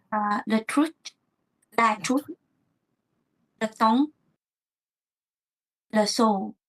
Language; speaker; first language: French; non-native, learner; Vietnamese